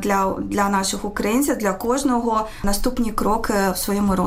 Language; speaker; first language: Ukrainian; native; Ukrainian